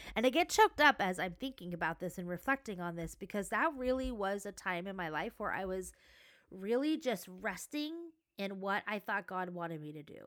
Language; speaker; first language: English; native; English